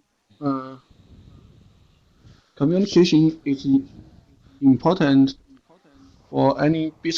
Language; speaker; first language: English; non-native, learner; Chinese